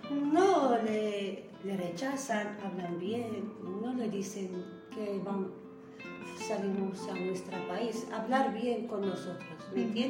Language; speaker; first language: Spanish; non-native, learner; Arabic